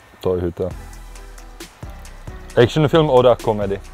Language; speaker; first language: German; non-native, fluent; Czech